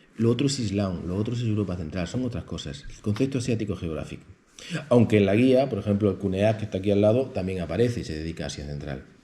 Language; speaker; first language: Spanish; native; Spanish